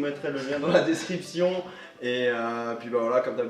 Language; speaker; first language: French; native; French